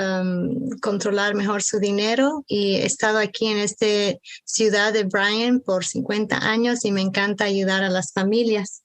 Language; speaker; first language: Spanish; early bilingual, heritage; Spanish